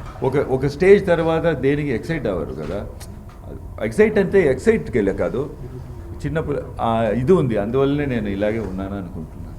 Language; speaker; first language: Telugu; non-native, learner; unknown